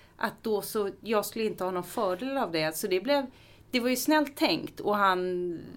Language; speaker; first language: Swedish; native; Swedish